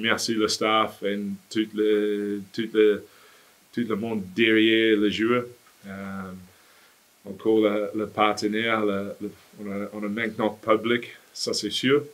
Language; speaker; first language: French; non-native, fluent; English